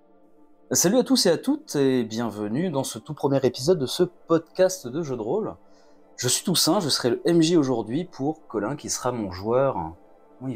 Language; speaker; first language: French; native; French